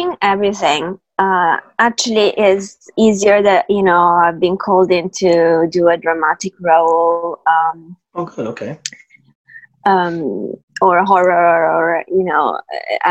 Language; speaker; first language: English; native; English